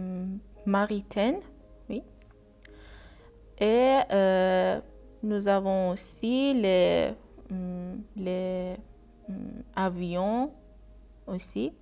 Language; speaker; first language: French; non-native, learner; Persian